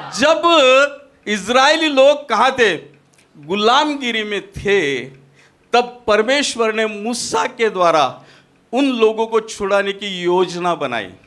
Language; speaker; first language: Hindi; non-native, local second language; Marathi